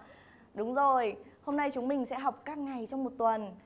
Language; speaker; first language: Vietnamese; native; Vietnamese